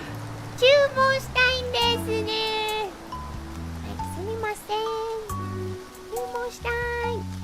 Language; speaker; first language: Japanese; non-native, learner; Chinese